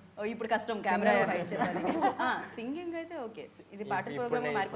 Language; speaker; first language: Telugu; native; Telugu